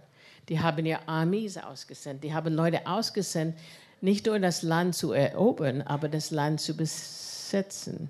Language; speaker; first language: German; non-native, fluent; English